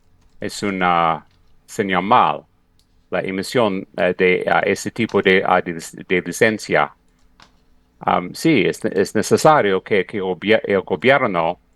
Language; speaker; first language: Spanish; non-native, fluent; English